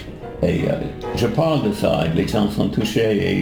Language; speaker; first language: French; non-native, fluent; English